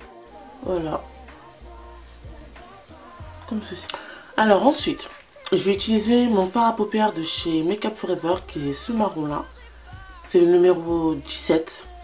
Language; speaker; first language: French; native; French